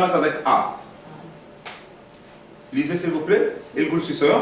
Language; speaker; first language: French; non-native, fluent; Korean